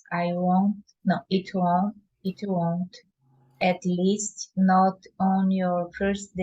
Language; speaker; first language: English; non-native, learner; Portuguese